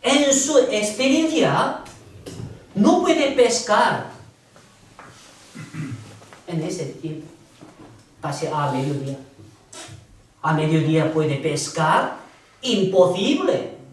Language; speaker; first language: Spanish; non-native, learner; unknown